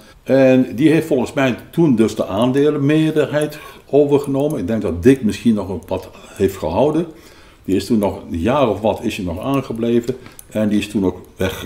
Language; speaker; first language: Dutch; native; Dutch